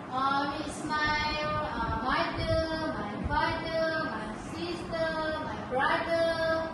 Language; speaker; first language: English; non-native, learner; Malay